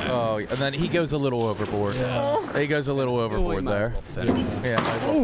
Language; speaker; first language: English; native; English